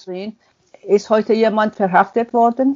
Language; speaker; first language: German; non-native, learner; Persian